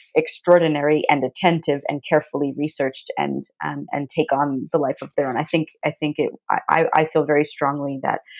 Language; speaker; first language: English; native; English